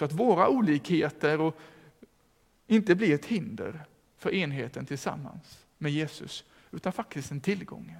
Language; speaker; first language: Swedish; native; Swedish